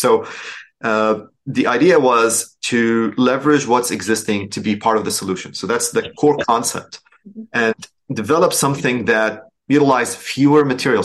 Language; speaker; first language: English; non-native, fluent; Arabic